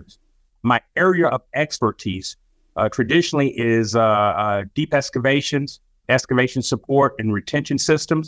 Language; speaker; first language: English; native; English